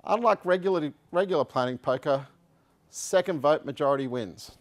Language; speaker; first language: English; native; English